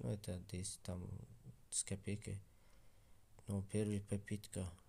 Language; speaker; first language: Russian; non-native, fluent; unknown